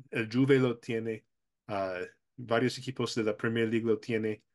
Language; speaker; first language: Spanish; non-native, fluent; English